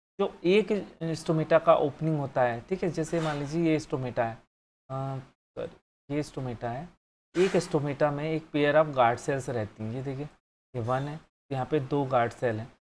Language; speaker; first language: Hindi; native; Hindi